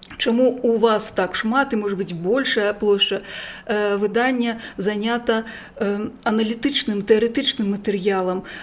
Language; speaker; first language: Belarusian; native; Belarusian